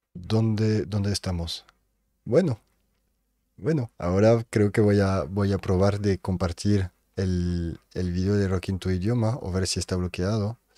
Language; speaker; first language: Spanish; non-native, fluent; French